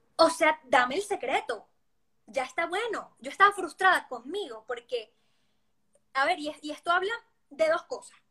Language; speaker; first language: Spanish; native; Spanish